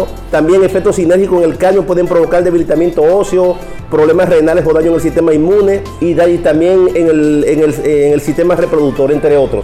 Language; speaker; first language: Spanish; native; Spanish